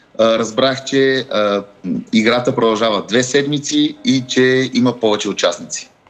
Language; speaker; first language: Bulgarian; early bilingual, heritage; Bulgarian